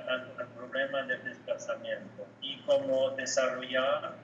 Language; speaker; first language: Spanish; non-native, fluent; French